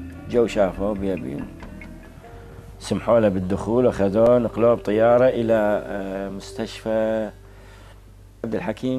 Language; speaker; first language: Arabic; native; Arabic